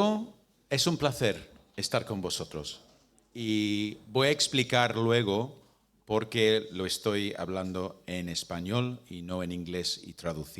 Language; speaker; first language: Spanish; non-native, fluent; English